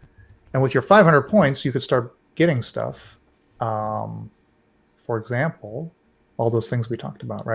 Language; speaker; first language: English; native; English